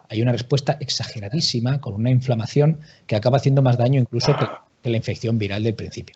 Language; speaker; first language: Spanish; native; Spanish